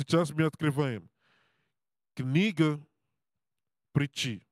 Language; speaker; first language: Russian; non-native, learner; English